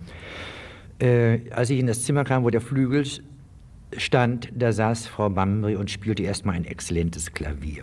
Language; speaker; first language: German; native; German